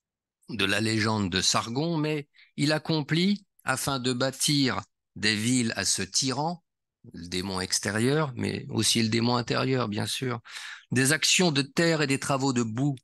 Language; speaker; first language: French; native; French